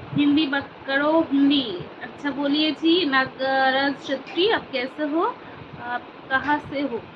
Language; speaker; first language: Hindi; non-native, local second language; Bangla